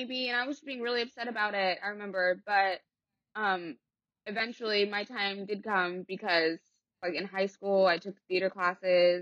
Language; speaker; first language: English; native; English